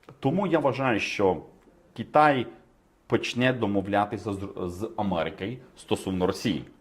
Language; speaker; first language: Ukrainian; non-native, fluent; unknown